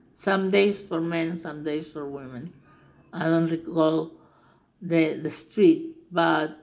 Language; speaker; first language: English; non-native, fluent; Spanish